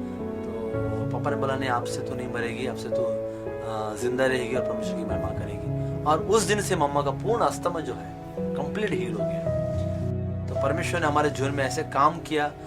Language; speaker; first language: Hindi; non-native, local second language; Kannada